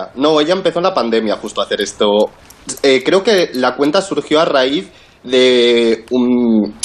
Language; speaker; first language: Spanish; native; Spanish